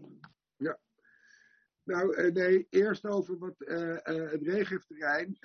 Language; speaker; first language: Dutch; native; Dutch